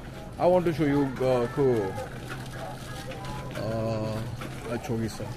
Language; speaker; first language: English; non-native, local second language; Hindi